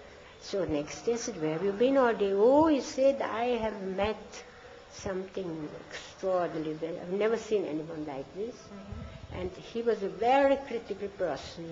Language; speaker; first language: English; non-native, fluent; German